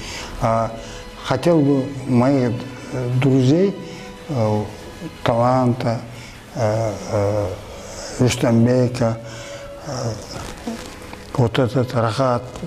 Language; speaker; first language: Russian; non-native, local second language; Kyrgyz